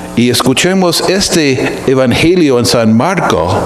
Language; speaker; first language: Spanish; non-native, fluent; English